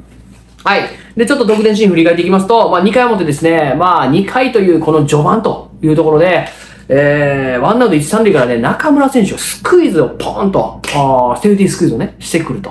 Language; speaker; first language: Japanese; native; Japanese